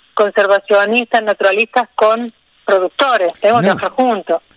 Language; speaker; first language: Spanish; native; Spanish